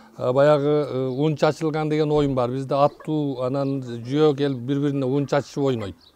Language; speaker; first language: Kyrgyz; early bilingual, heritage; Kyrgyz